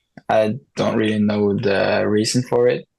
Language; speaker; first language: English; non-native, fluent; Norwegian